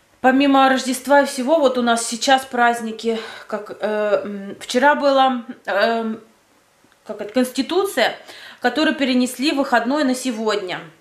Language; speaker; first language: Russian; native; Russian